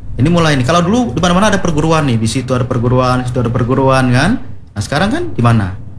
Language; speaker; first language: Indonesian; non-native, local second language; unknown